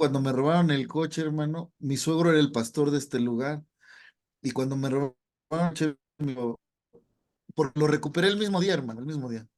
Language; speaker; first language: Spanish; native; Spanish